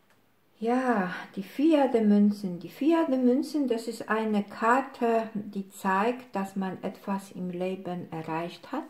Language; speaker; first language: German; non-native, fluent; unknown